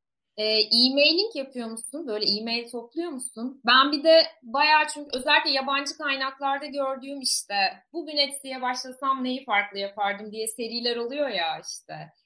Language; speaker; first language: Turkish; native; Turkish